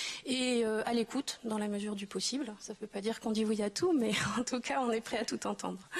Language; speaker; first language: French; native; French